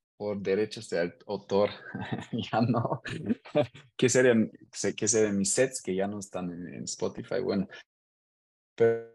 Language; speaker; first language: Spanish; non-native, learner; German